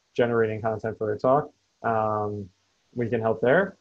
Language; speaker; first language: English; native; English